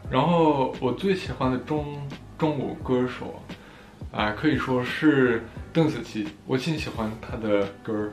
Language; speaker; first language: Chinese; non-native, fluent; French